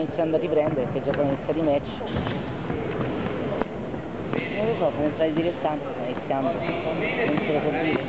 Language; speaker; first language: Italian; non-native, fluent; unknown